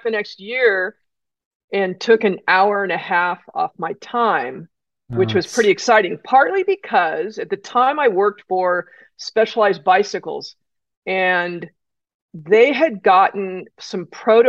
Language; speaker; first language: English; native; English